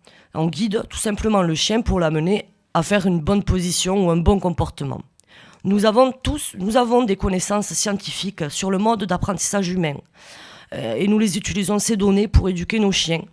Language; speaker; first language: French; native; French